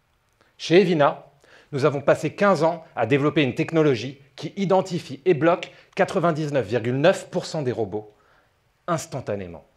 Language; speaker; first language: French; native; French